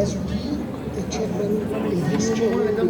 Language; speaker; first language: French; non-native, fluent; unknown